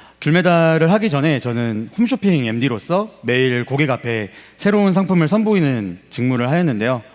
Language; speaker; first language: Korean; native; Korean